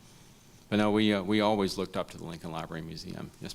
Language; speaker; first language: English; native; English